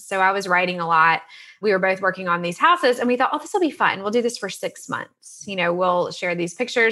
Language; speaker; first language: English; native; English